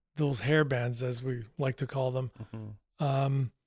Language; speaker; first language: English; native; English